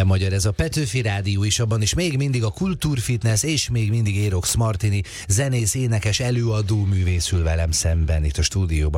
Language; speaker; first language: Hungarian; native; Hungarian